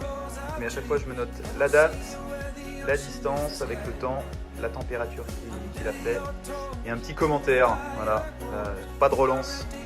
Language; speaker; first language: French; native; French